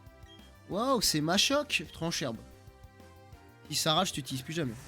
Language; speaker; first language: French; native; French